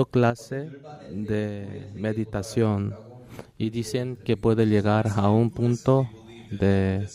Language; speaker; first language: Spanish; non-native, learner; Korean